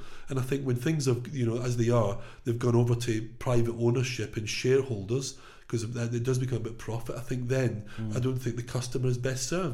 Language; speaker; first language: English; native; English